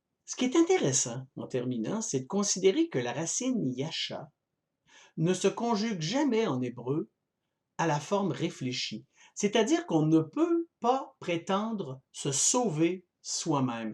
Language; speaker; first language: French; native; French